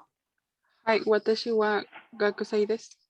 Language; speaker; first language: Japanese; non-native, learner; Spanish